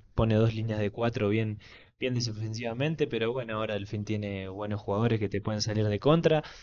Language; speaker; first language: Spanish; native; Spanish